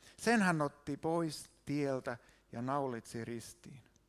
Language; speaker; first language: Finnish; native; Finnish